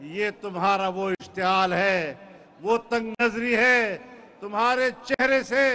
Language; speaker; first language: Urdu; non-native, local second language; Pashto